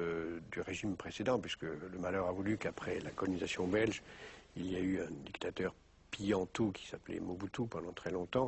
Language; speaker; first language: French; native; French